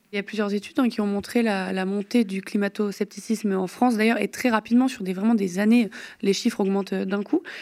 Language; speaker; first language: French; native; French